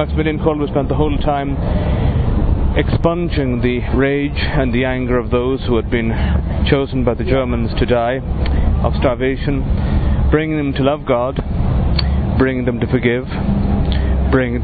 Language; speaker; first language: English; native; English